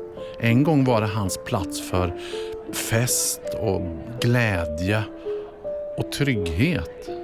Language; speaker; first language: Swedish; native; Swedish